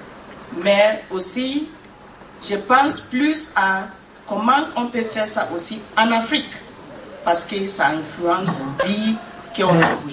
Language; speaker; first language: French; non-native, learner; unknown